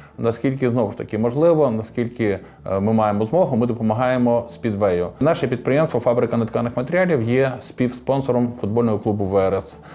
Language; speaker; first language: Ukrainian; native; Ukrainian